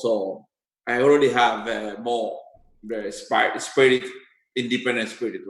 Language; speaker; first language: English; non-native, learner; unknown